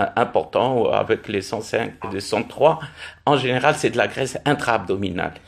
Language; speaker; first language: French; non-native, local second language; Arabic